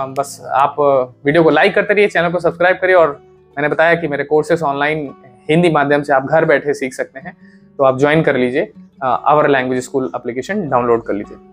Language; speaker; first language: Hindi; native; Hindi